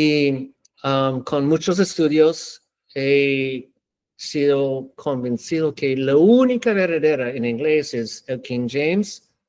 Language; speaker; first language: Spanish; non-native, learner; English